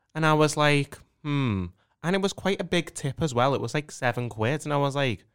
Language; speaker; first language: English; native; English